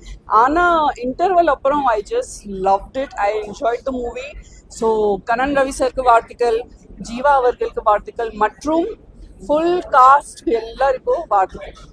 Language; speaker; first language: Tamil; non-native, fluent; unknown